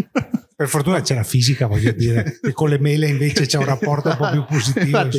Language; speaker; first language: Italian; native; Italian